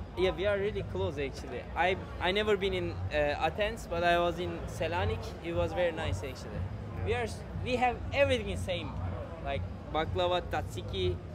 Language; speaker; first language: English; non-native, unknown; Turkish